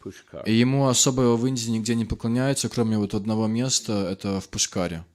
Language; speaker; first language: Russian; native; Russian